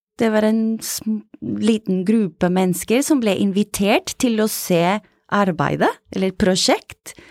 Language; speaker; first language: Norwegian; non-native, fluent; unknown